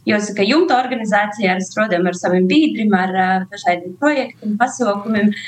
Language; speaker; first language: Latvian; native; Latvian